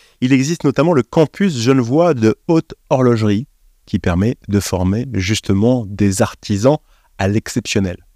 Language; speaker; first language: French; native; French